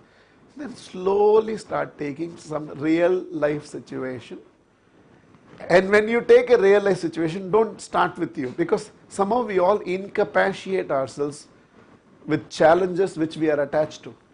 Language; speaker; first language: English; non-native, local second language; Tamil